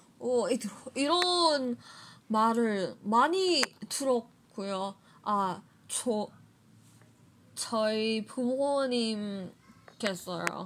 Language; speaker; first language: Korean; non-native, learner; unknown